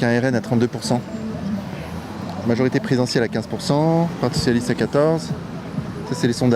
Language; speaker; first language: French; native; French